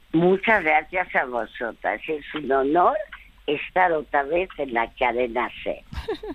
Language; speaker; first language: Spanish; early bilingual, other home language; French